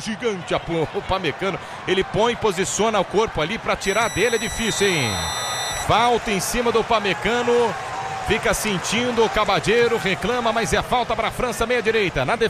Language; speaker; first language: Portuguese; native; Portuguese